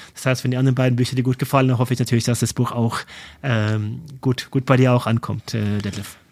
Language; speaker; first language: German; non-native, fluent; Norwegian